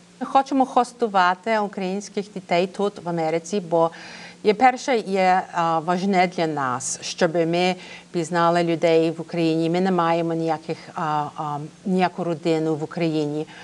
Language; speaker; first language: Ukrainian; early bilingual, heritage; English